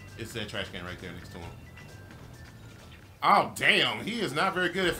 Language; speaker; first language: English; native; English